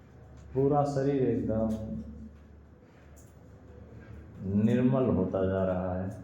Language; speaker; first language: Hindi; native; Hindi